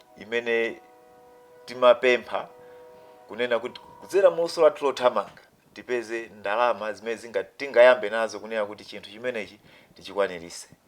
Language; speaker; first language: Nyanja; non-native, local second language; Tumbuka